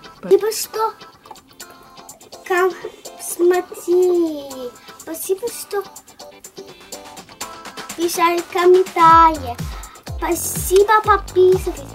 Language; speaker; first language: Russian; early bilingual, heritage; Russian